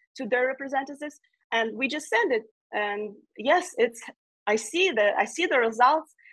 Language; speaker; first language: English; non-native, fluent; Ukrainian